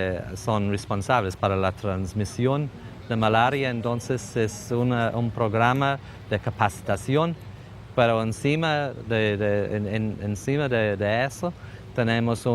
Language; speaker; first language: Spanish; non-native, fluent; English